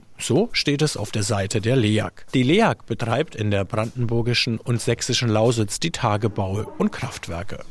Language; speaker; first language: German; native; German